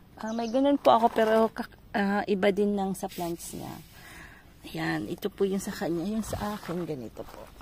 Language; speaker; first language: Filipino; non-native, local second language; Bikol